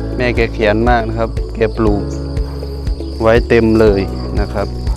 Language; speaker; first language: Thai; non-native, local second language; Northern Khmer